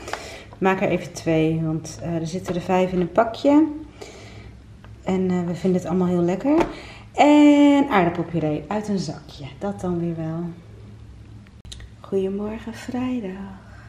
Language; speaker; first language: Dutch; native; Dutch